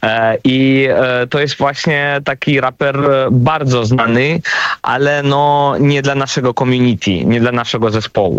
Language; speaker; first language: Polish; non-native, learner; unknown